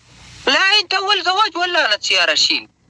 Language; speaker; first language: Arabic; non-native, learner; Pashto